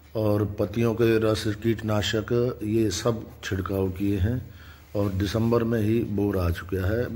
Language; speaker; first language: Hindi; native; Hindi